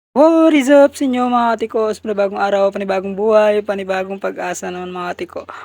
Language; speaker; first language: Filipino; non-native, local second language; Hiligaynon